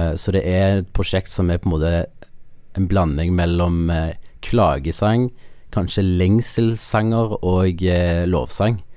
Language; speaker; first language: Norwegian; native; Norwegian